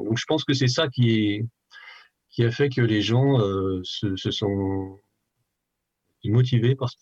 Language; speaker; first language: French; native; French